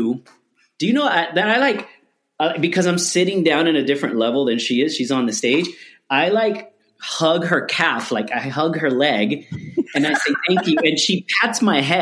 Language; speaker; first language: English; early bilingual, other home language; Spanish